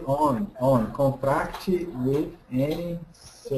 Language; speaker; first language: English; non-native, learner; Portuguese